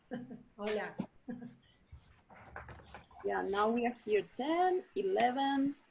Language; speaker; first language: English; non-native, learner; Russian